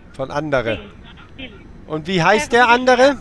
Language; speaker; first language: German; native; German